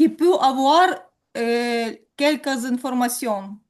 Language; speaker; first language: French; non-native, learner; Ukrainian